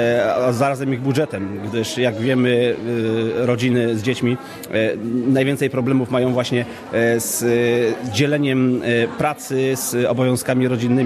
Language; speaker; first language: Polish; native; Polish